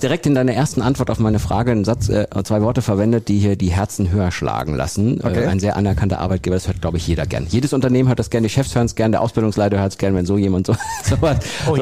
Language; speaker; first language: German; native; German